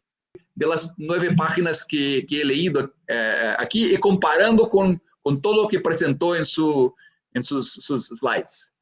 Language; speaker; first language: Spanish; non-native, fluent; Portuguese